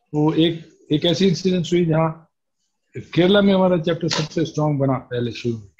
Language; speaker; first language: Hindi; native; Hindi